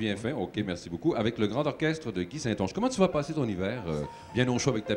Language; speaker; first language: French; native; French